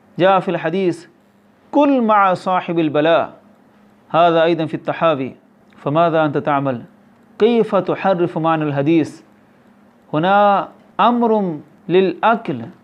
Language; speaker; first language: Arabic; non-native, fluent; Urdu